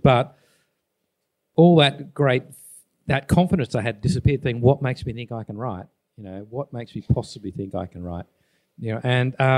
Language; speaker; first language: English; native; English